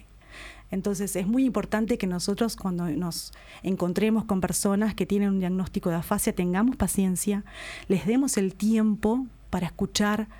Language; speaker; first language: Spanish; native; Spanish